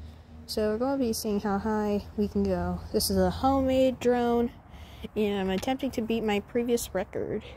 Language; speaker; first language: English; native; English